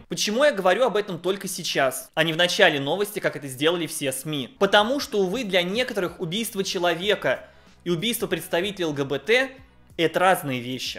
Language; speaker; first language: Russian; native; Russian